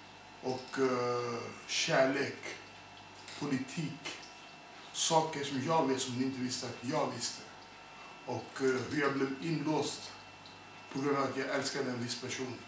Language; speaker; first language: Swedish; non-native, fluent; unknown